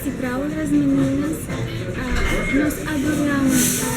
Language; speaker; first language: Portuguese; non-native, learner; Russian